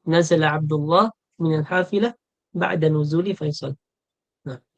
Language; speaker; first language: Arabic; non-native, fluent; Filipino